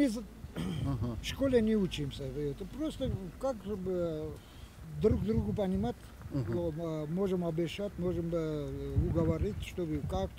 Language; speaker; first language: Russian; non-native, local second language; Turkish